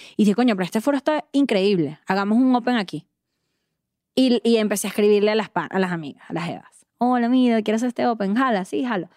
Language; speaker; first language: Spanish; native; Spanish